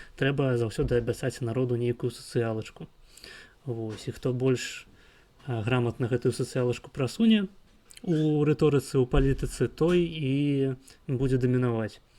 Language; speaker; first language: Belarusian; non-native, local second language; Russian